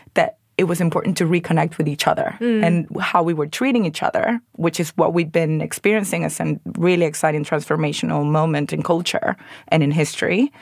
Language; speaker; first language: English; non-native, fluent; Spanish